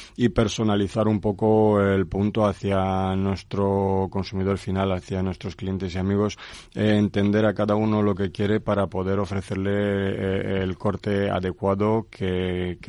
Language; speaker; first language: Spanish; non-native, fluent; Romanian